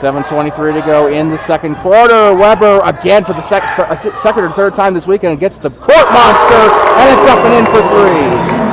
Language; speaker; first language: English; native; English